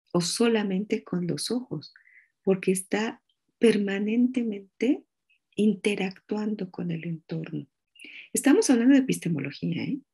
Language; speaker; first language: Spanish; native; Spanish